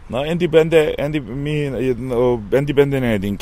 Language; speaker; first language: Polish; non-native, fluent; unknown